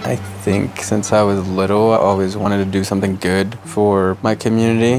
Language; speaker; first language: English; native; English